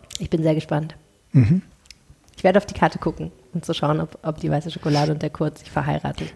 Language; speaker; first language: German; native; German